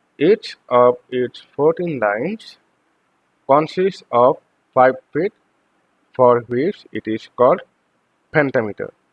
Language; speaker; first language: English; non-native, local second language; Bangla